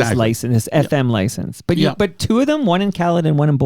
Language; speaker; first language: English; native; English